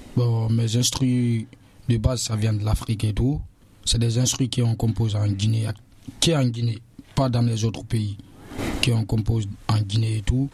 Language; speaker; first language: French; non-native, local second language; Susu